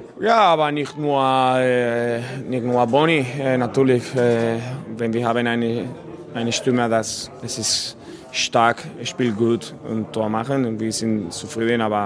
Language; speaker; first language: German; non-native, learner; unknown